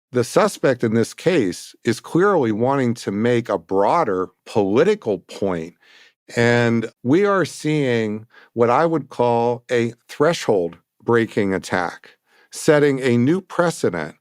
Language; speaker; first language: English; native; English